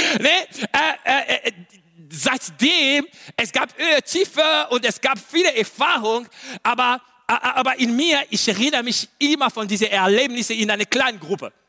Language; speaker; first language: German; non-native, learner; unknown